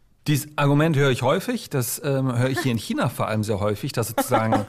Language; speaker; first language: German; native; German